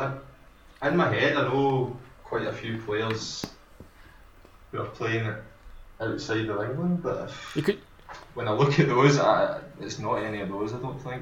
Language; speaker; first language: English; native; English